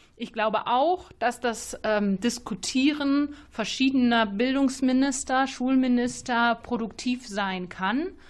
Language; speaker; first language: German; native; German